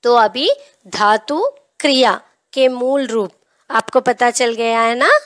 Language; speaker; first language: Hindi; non-native, local second language; Telugu